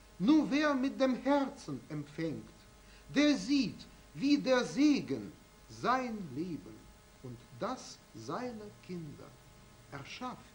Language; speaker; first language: German; non-native, fluent; Russian